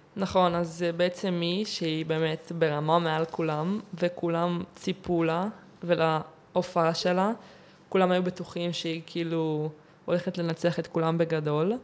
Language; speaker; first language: Hebrew; native; Hebrew